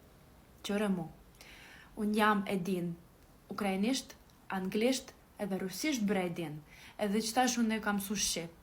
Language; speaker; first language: Albanian; non-native, learner; Ukrainian